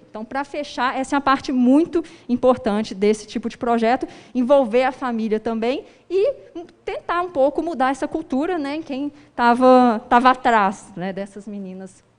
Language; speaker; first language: Portuguese; native; Portuguese